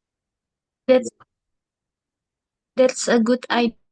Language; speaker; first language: English; non-native, learner; Indonesian